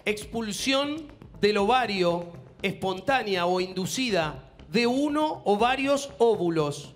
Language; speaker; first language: Spanish; native; Spanish